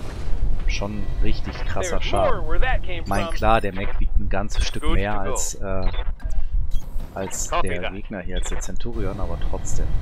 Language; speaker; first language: German; native; German